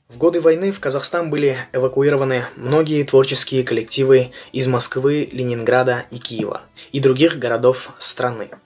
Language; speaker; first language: Russian; non-native, local second language; Kazakh